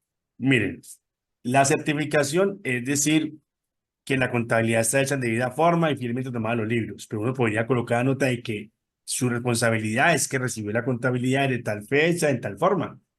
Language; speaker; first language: Spanish; native; Spanish